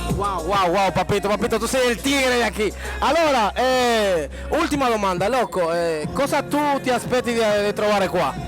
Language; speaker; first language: Italian; non-native, fluent; Spanish